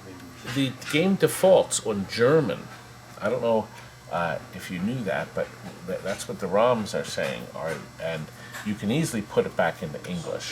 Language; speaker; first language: English; native; English